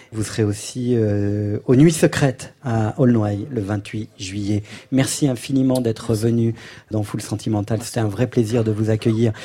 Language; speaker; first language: French; native; French